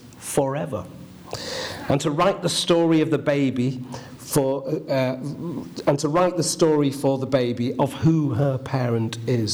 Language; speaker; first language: English; native; English